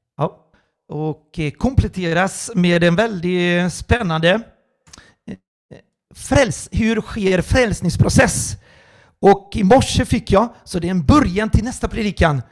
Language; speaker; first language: Swedish; non-native, fluent; Portuguese